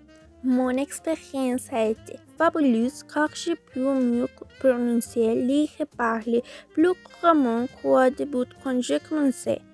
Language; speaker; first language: French; non-native, learner; Spanish